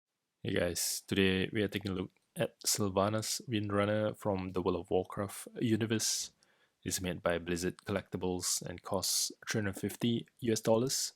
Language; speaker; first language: English; native; English